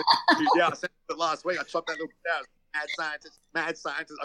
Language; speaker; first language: English; native; English